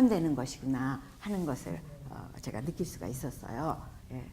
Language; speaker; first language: Korean; native; Korean